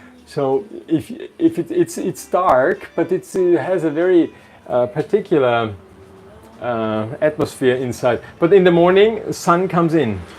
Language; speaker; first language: English; non-native, fluent; German